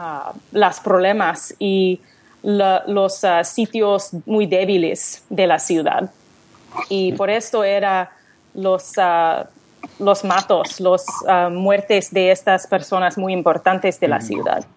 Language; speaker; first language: Spanish; non-native, learner; English